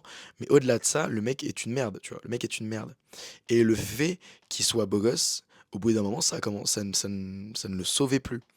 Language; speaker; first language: French; native; French